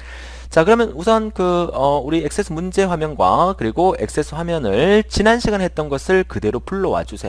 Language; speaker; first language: Korean; native; Korean